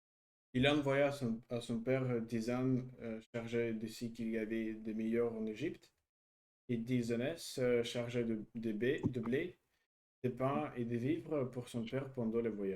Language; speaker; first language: French; non-native, learner; Russian